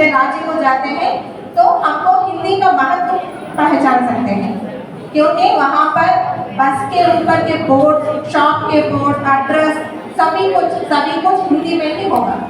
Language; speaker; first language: Hindi; non-native, local second language; Telugu